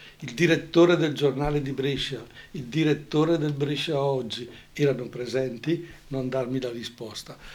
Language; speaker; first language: Italian; native; Italian